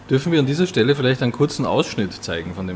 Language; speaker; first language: German; native; German